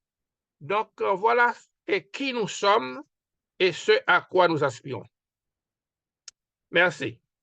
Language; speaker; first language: French; non-native, local second language; Haitian Creole